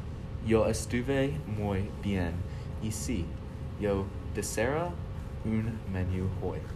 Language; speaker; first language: Spanish; non-native, learner; English